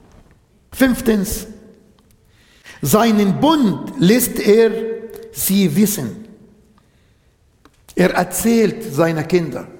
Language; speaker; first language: German; non-native, fluent; Arabic